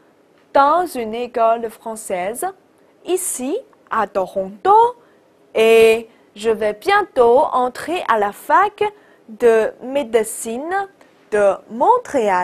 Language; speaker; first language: French; non-native, fluent; Chinese